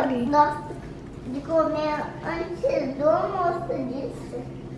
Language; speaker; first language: Portuguese; early bilingual, heritage; Portuguese